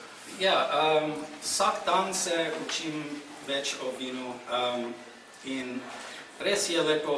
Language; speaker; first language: Slovenian; non-native, fluent; English